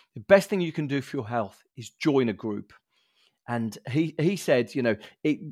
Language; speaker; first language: English; native; English